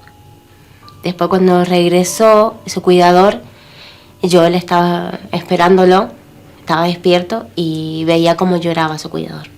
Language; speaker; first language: Spanish; native; Spanish